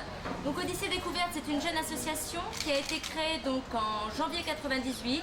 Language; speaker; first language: French; native; French